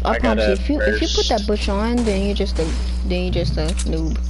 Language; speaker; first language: English; native; English